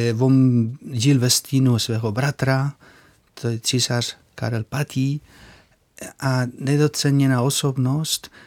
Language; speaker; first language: Czech; non-native, fluent; Spanish